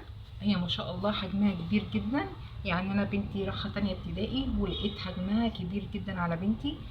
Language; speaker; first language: Arabic; native; Arabic